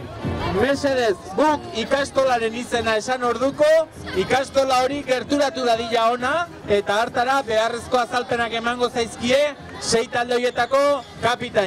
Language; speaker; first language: Basque; native; Basque